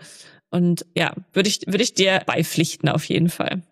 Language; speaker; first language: German; native; German